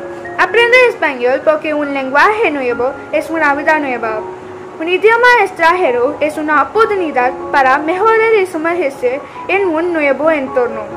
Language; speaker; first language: Spanish; non-native, learner; Tamil